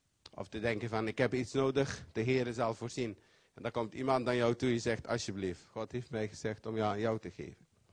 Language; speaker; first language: Dutch; non-native, fluent; Papiamento